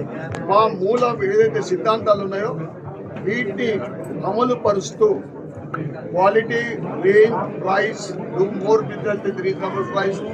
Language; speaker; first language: Telugu; native; Telugu